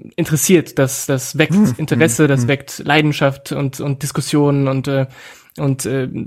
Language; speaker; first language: German; non-native, fluent; French